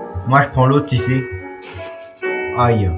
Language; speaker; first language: French; native; French